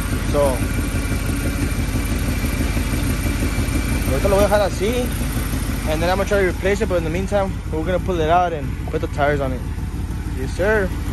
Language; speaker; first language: English; early bilingual, other home language; Spanish